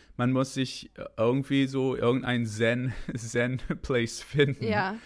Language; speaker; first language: German; non-native, fluent; English